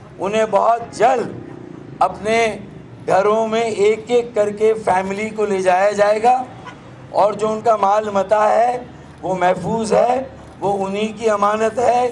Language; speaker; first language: Urdu; native; Urdu